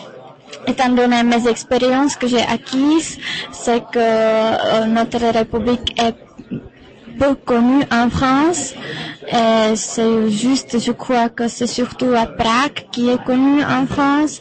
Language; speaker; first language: French; non-native, fluent; Czech